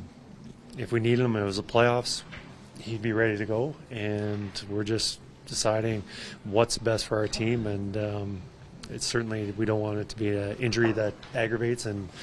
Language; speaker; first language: English; native; English